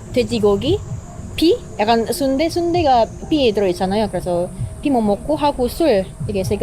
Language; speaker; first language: Korean; non-native, learner; Indonesian